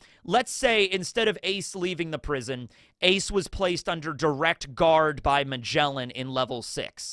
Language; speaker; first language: English; native; English